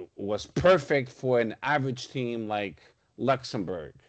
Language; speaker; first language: English; non-native, fluent; Portuguese